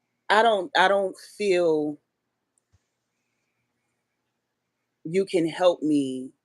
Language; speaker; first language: English; native; English